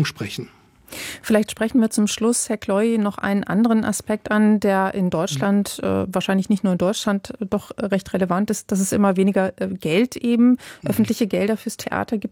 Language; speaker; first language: German; native; German